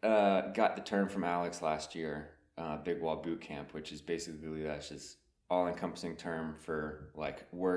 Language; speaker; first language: English; native; English